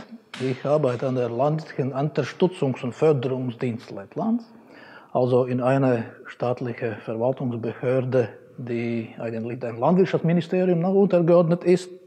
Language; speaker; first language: German; non-native, fluent; Latvian